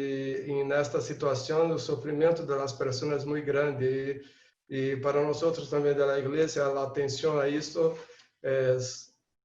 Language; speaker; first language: Spanish; non-native, fluent; Portuguese